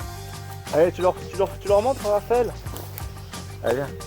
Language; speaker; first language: French; native; French